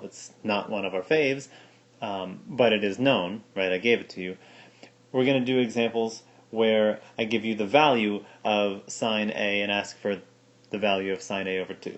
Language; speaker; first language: English; native; English